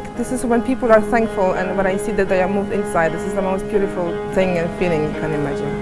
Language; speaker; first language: English; non-native, fluent; Polish